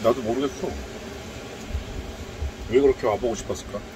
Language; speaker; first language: Korean; native; Korean